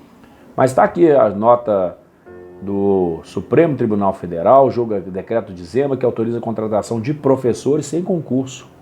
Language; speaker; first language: Portuguese; native; Portuguese